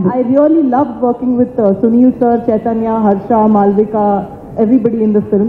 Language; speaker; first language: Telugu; non-native, learner; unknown